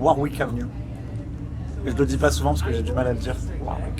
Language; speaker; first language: French; native; French